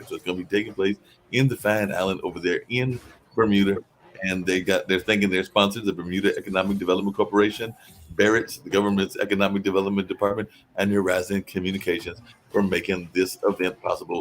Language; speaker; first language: English; native; English